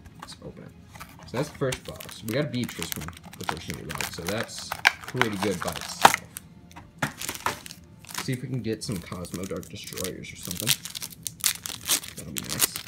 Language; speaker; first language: English; native; English